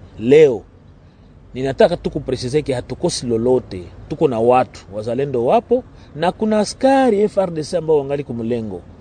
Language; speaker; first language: Swahili; native; Swahili